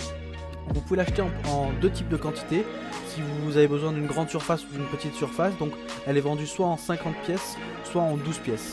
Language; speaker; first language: French; native; French